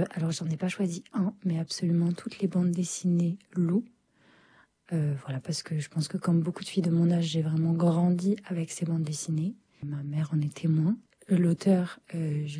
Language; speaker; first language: French; native; French